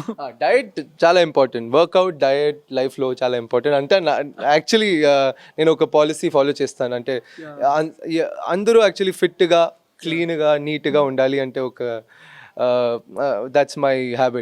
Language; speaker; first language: Telugu; non-native, fluent; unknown